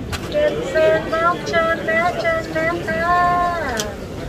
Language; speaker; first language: French; non-native, learner; Thai